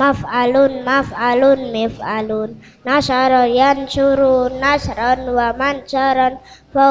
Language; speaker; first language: Arabic; non-native, learner; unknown